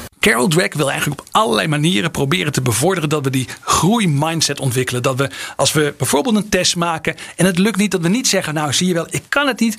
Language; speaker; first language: Dutch; native; Dutch